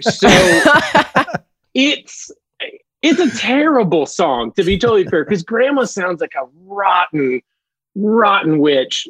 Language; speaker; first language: English; native; English